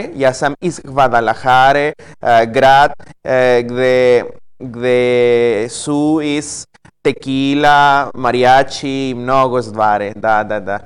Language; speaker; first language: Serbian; non-native, learner; Spanish